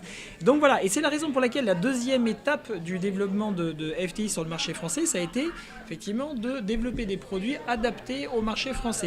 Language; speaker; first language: French; native; French